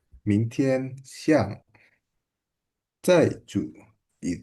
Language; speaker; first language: Chinese; non-native, learner; Indonesian